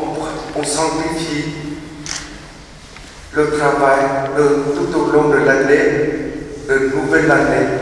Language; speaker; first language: French; non-native, fluent; Vietnamese